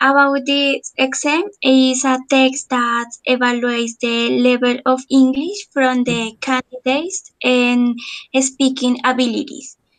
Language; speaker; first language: English; non-native, learner; Spanish